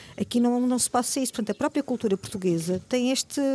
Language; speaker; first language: Portuguese; native; Portuguese